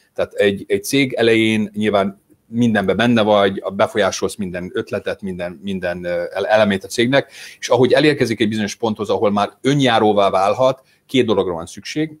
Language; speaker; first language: Hungarian; early bilingual, heritage; English